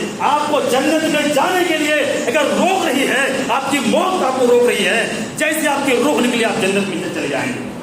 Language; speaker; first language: Urdu; native; Urdu